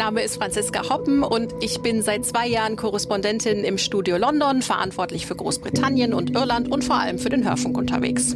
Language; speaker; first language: German; native; German